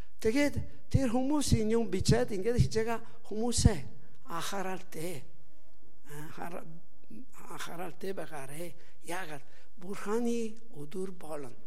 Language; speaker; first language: Mongolian; non-native, learner; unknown